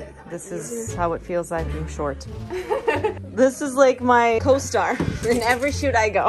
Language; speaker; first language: English; non-native, fluent; Turkish